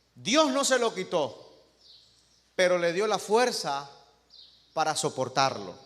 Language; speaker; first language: Spanish; native; Spanish